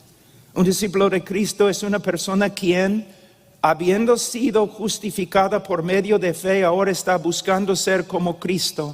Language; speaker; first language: Spanish; non-native, fluent; English